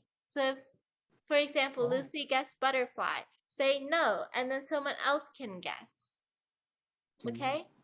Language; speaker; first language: English; non-native, fluent; Chinese